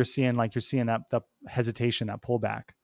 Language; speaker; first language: English; native; English